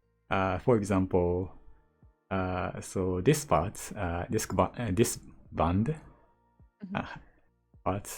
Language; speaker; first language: English; non-native, learner; Japanese